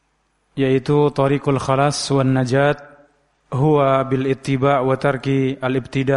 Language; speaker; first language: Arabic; non-native, fluent; Indonesian